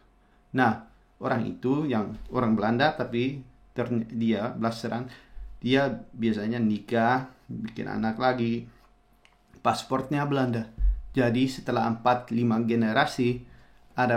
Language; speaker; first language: Indonesian; non-native, fluent; Dutch